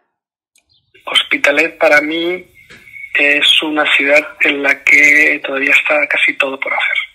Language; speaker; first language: Catalan; non-native, local second language; Spanish